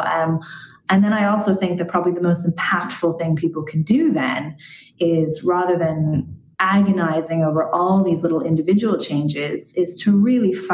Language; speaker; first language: English; native; English